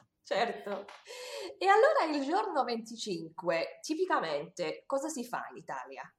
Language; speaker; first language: Italian; non-native, fluent; English